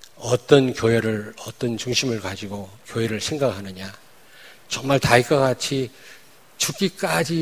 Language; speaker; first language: Korean; native; Korean